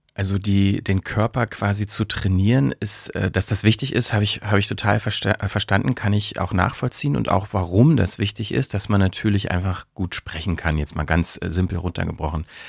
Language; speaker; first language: German; native; German